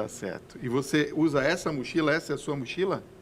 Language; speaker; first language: Portuguese; native; Portuguese